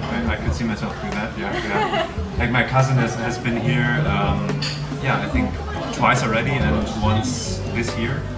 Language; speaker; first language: English; non-native, fluent; German